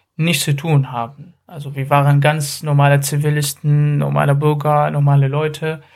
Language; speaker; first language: German; non-native, fluent; Arabic